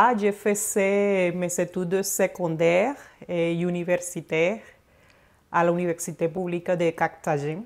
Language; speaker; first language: French; non-native, fluent; Spanish